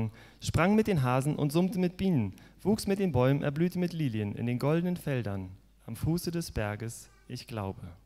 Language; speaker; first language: German; native; German